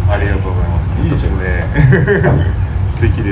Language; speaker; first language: Japanese; native; Japanese